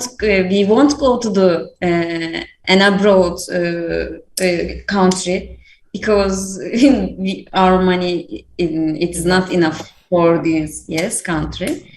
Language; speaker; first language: English; non-native, learner; Turkish